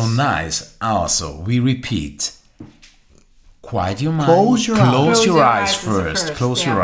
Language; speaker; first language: English; non-native, learner; German